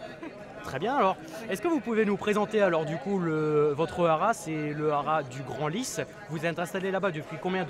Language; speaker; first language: French; native; French